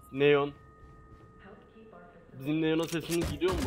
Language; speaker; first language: Turkish; native; Turkish